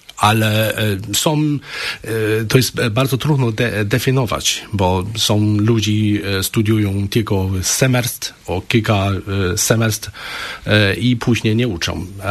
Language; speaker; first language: Polish; non-native, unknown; Chinese